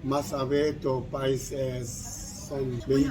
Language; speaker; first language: Spanish; non-native, learner; Korean